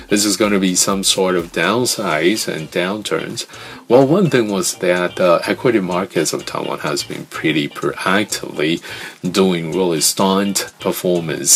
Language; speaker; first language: English; non-native, fluent; Chinese